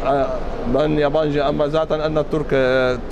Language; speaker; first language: Turkish; non-native, learner; Arabic